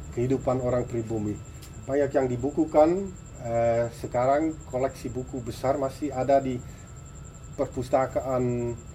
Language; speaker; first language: Indonesian; non-native, fluent; Dutch